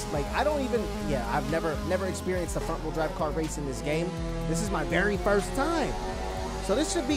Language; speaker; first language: English; native; English